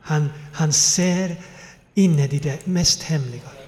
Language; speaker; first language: Swedish; non-native, fluent; Finnish